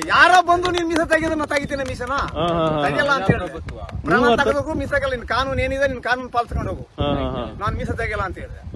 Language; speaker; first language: Kannada; native; Kannada